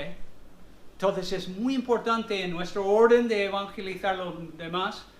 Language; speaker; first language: Spanish; non-native, fluent; English